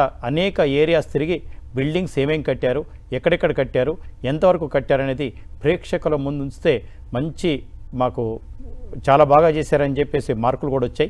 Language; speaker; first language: Telugu; native; Telugu